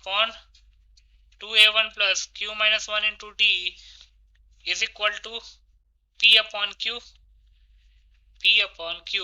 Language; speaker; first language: Hindi; native; Hindi